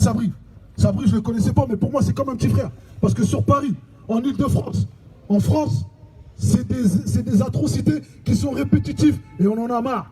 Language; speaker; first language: French; native; French